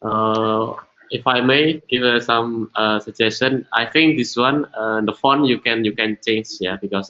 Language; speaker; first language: English; non-native, learner; Indonesian